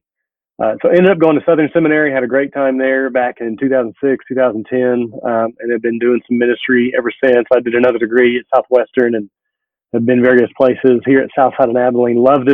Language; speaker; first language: English; native; English